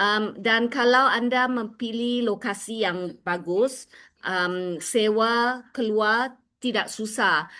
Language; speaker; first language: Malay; non-native, local second language; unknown